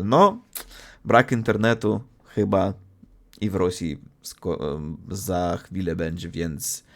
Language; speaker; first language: Polish; non-native, fluent; Russian